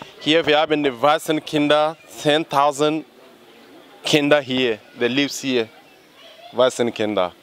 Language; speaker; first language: German; non-native, learner; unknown